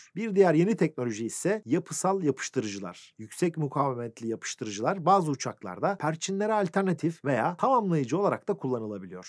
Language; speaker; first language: Turkish; native; Turkish